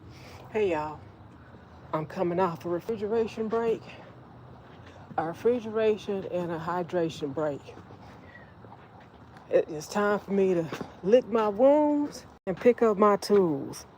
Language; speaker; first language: English; native; English